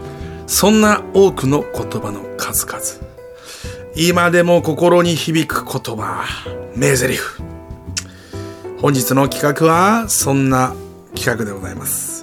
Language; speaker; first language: Japanese; native; Japanese